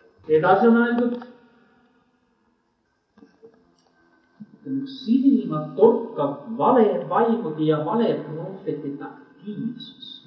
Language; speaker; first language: Finnish; non-native, learner; Estonian